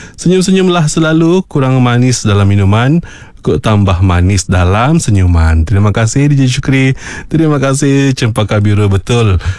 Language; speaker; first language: Malay; native; Malay